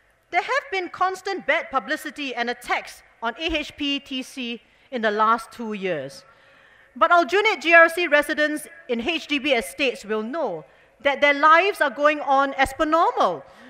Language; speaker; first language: English; native; English